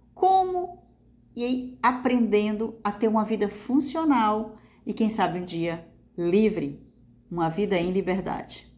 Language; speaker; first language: Portuguese; native; Portuguese